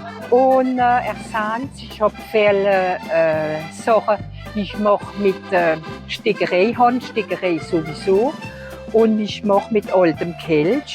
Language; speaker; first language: German; non-native, local second language; Swiss German